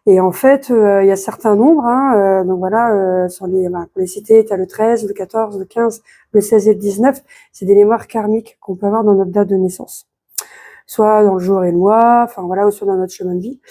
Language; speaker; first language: French; native; French